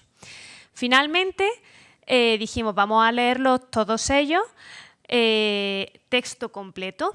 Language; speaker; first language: Spanish; native; Spanish